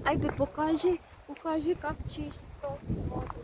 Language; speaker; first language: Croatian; non-native, learner; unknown